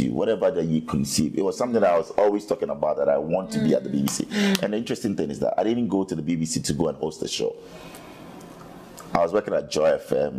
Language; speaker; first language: English; non-native, local second language; Akan